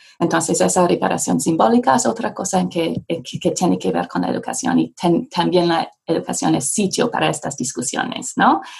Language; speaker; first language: Spanish; non-native, fluent; English